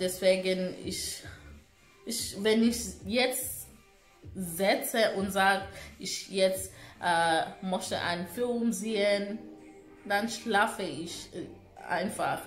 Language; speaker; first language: German; non-native, learner; Shona